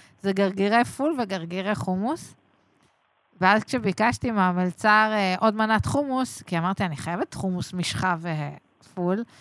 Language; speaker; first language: Hebrew; native; Hebrew